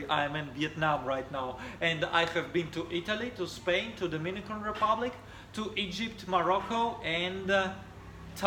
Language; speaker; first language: English; non-native, fluent; Russian